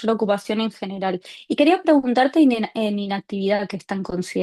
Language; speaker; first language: Spanish; native; Spanish